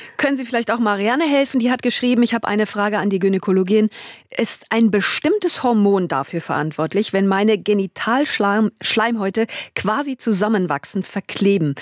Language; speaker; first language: German; native; German